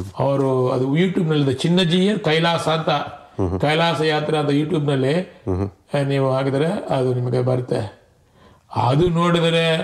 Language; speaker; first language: Kannada; non-native, local second language; Tibetan